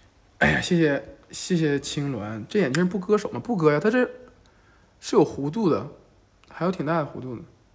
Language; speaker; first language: Chinese; native; Chinese